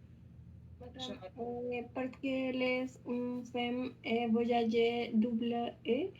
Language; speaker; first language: French; non-native, learner; Spanish